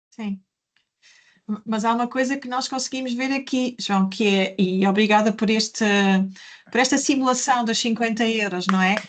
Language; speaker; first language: Portuguese; native; Portuguese